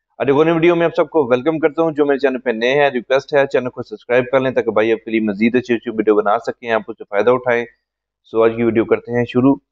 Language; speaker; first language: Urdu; non-native, local second language; Punjabi